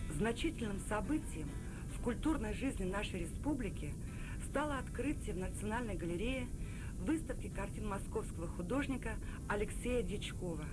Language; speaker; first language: Russian; native; Russian